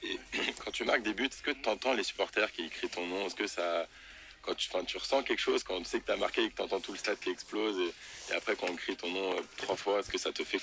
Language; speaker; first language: French; native; French